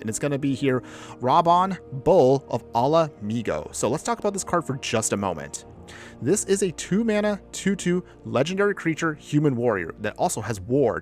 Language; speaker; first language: English; native; English